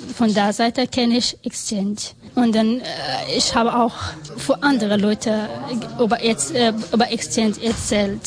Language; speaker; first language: German; non-native, learner; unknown